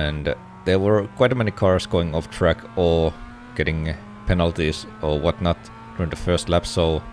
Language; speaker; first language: English; non-native, fluent; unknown